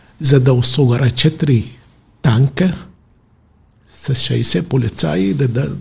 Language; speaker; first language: Bulgarian; non-native, fluent; Arabic